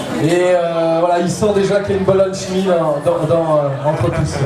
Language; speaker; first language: French; native; French